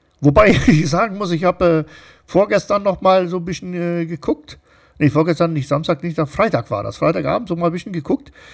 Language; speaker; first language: German; early bilingual, other home language; Turkish